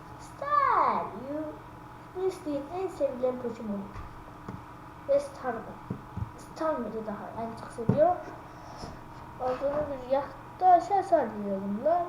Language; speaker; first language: Turkish; non-native, learner; Azerbaijani